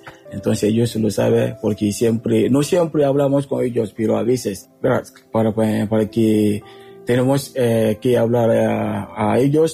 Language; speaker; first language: Spanish; non-native, learner; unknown